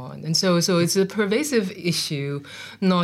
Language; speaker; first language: English; non-native, local second language; Cantonese